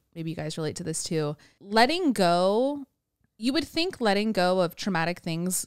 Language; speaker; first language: English; native; English